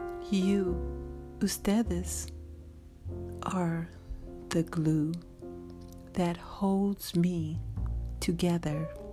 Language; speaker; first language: English; native; English